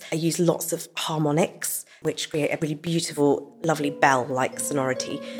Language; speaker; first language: English; native; English